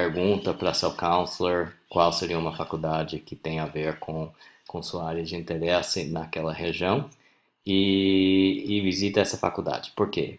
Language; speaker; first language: Portuguese; non-native, fluent; English